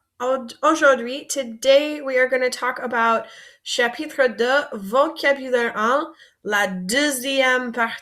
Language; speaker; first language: French; non-native, fluent; English